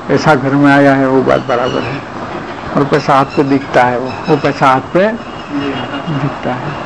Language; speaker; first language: Hindi; non-native, local second language; Gujarati